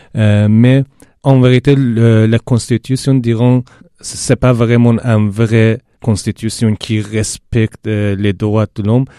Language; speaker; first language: French; non-native, fluent; Persian